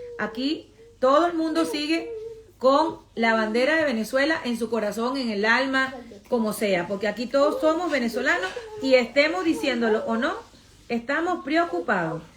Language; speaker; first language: Spanish; native; Spanish